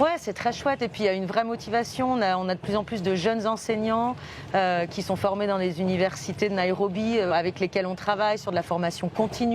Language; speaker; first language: French; native; French